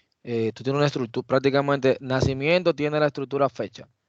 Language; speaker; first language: Spanish; native; Spanish